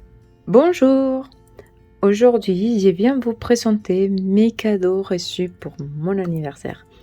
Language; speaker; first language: French; non-native, learner; Spanish